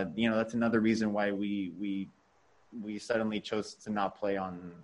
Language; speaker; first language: English; early bilingual, other home language; Spanish